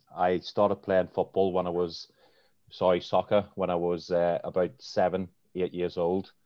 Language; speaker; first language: English; native; English